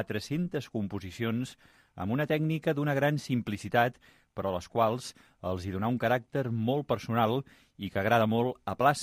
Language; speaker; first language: Catalan; native; Catalan